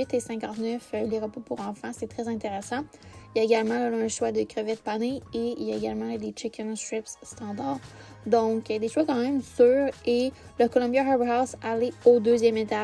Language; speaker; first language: French; native; French